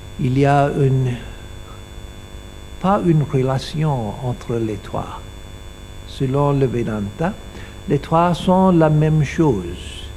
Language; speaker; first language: French; non-native, learner; English